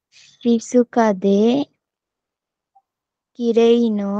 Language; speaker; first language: Japanese; non-native, learner; Sinhala